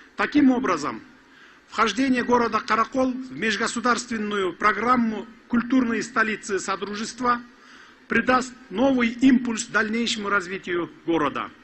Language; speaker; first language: Russian; non-native, local second language; Kyrgyz